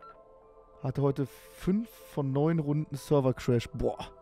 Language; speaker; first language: German; native; German